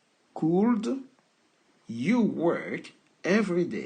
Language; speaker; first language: English; non-native, learner; French